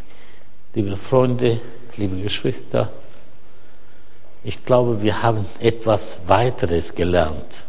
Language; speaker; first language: German; non-native, fluent; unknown